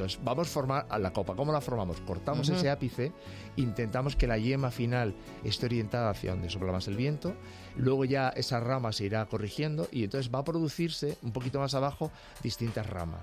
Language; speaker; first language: Spanish; native; Spanish